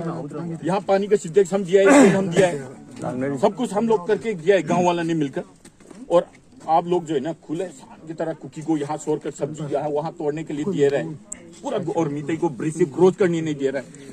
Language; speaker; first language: Hindi; non-native, local second language; Manipuri